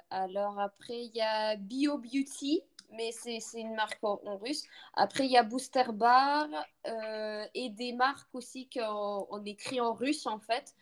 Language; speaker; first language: French; non-native, fluent; Russian